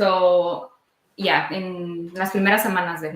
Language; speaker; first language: Spanish; early bilingual, heritage; Spanish